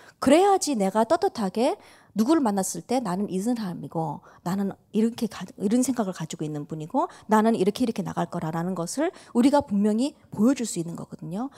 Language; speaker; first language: Korean; early bilingual, heritage; Korean